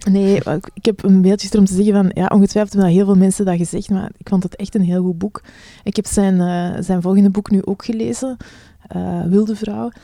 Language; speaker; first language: Dutch; native; Dutch